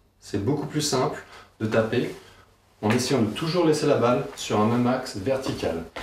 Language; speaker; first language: French; native; French